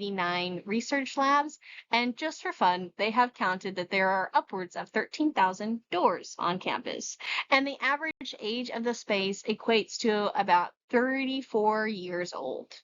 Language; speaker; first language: English; native; English